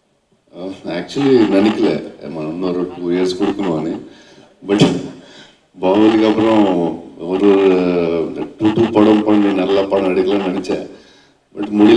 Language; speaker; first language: Tamil; non-native, learner; Telugu